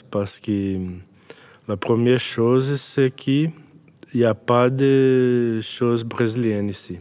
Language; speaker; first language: French; non-native, learner; Portuguese